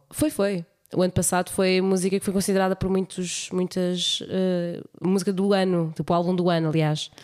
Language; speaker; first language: Portuguese; native; Portuguese